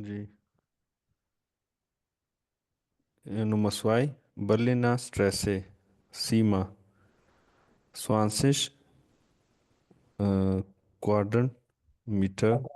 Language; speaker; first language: German; non-native, learner; Hindi